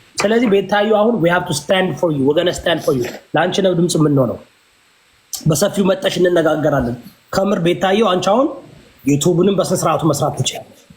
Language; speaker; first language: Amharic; early bilingual, heritage; Amharic